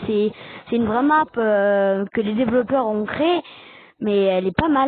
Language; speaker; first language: French; native; French